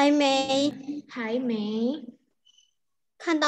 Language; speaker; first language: Chinese; non-native, learner; Indonesian